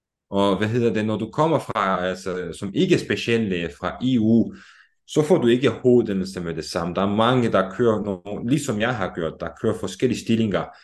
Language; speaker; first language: Danish; non-native, fluent; Romanian